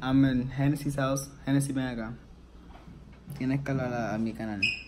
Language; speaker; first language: Spanish; native; Spanish